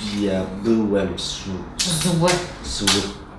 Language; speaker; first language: Polish; non-native, learner; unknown